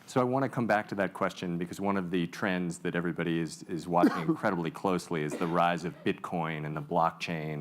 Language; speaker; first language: English; native; English